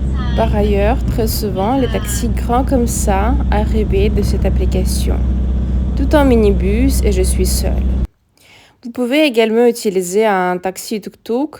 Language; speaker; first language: French; non-native, fluent; Russian